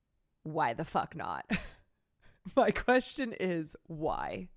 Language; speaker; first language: English; native; English